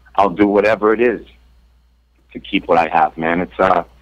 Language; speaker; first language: English; native; English